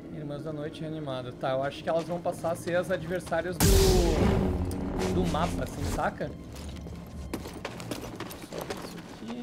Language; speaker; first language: Portuguese; native; Portuguese